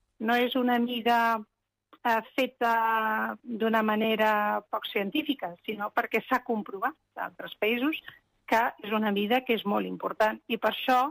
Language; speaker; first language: Catalan; non-native, local second language; Spanish